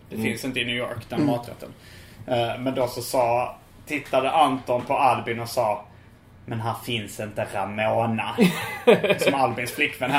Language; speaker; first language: Swedish; native; Swedish